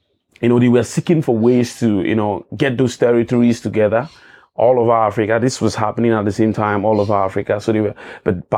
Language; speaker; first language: English; non-native, local second language; Igbo